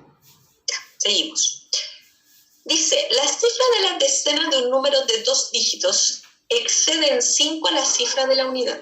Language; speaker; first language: Spanish; native; Spanish